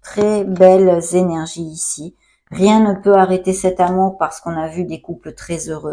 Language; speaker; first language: French; native; French